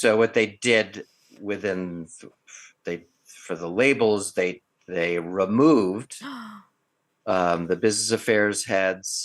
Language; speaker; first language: English; native; English